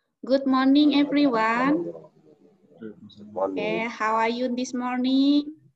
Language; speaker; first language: English; non-native, learner; Indonesian